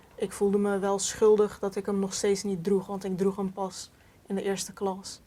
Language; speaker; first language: Dutch; early bilingual, other home language; Turkish